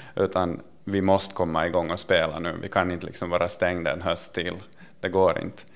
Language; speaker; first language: Swedish; native; Swedish